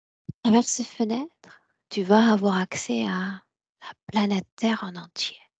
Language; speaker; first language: French; native; French